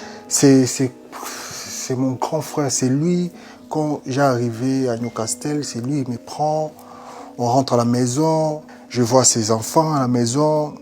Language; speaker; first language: French; non-native, local second language; Lingala